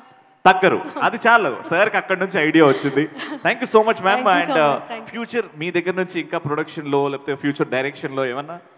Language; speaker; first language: Telugu; native; Telugu